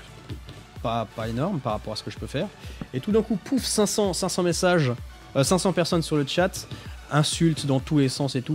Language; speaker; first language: French; native; French